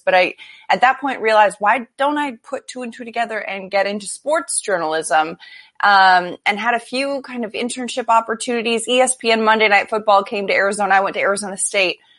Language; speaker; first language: English; native; English